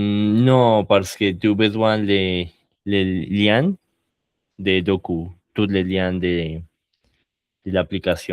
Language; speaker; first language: French; non-native, learner; Spanish